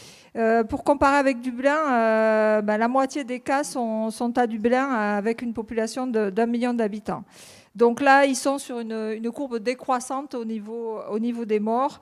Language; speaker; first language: French; native; French